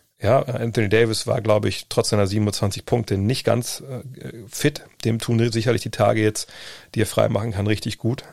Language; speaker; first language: German; native; German